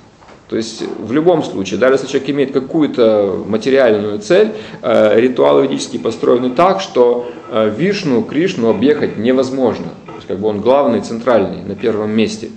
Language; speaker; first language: Russian; native; Russian